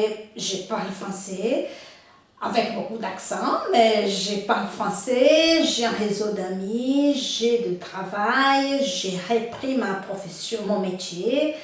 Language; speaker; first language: French; non-native, fluent; Portuguese